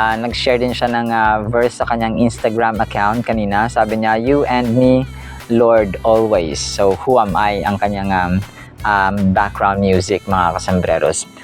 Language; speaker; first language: Filipino; non-native, local second language; Cebuano